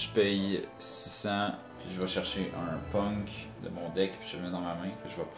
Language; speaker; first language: French; native; French